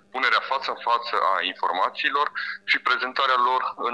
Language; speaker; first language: Romanian; native; Romanian